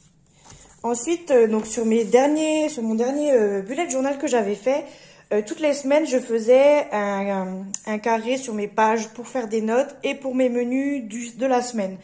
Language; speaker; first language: French; native; French